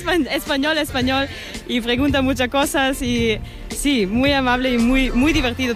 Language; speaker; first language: Spanish; non-native, learner; English